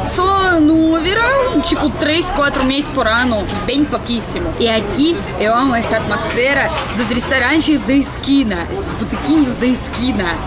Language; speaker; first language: Portuguese; non-native, learner; Russian